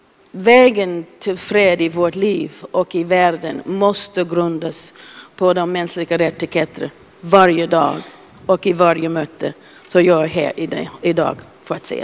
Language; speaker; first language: Swedish; non-native, fluent; English